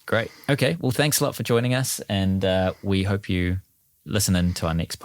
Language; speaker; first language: English; native; English